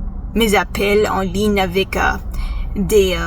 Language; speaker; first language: French; non-native, fluent; English